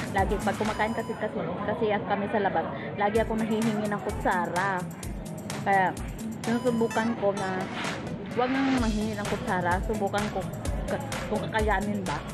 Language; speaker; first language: Filipino; non-native, local second language; Cebuano